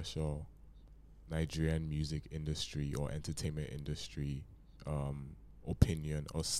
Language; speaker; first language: English; non-native, local second language; Yoruba